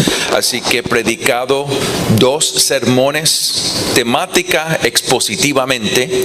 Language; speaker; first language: Spanish; non-native, fluent; English